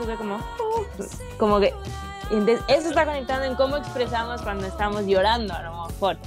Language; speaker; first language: Spanish; early bilingual, heritage; Spanish